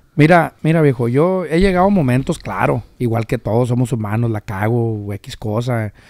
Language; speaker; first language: Spanish; early bilingual, heritage; Spanish